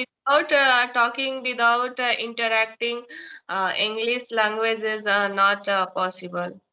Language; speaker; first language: English; non-native, learner; Hindi